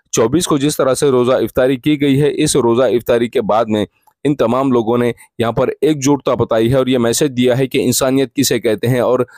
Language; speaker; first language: Urdu; native; Urdu